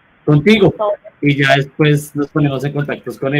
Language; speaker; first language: Spanish; native; Spanish